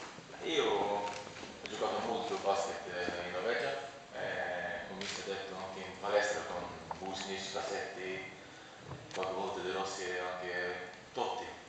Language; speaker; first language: Italian; non-native, learner; Norwegian